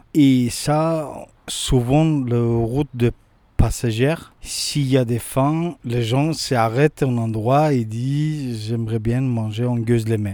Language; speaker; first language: French; non-native, learner; Turkish